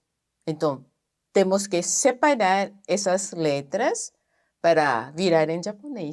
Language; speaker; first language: Portuguese; non-native, fluent; Japanese